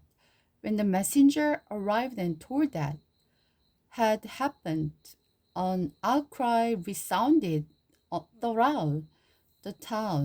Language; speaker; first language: English; non-native, learner; Korean